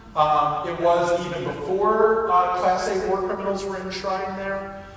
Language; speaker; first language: English; native; English